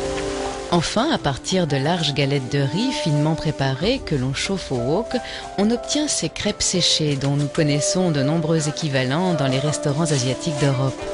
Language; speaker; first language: French; native; French